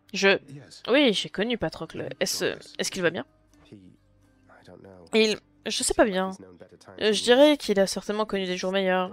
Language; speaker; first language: French; native; French